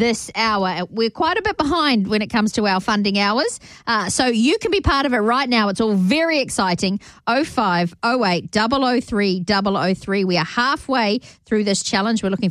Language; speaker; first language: English; native; English